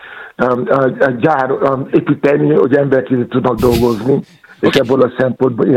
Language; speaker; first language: Hungarian; non-native, fluent; Yoruba